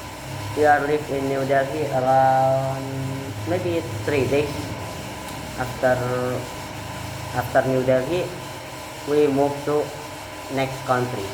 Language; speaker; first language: English; non-native, learner; Indonesian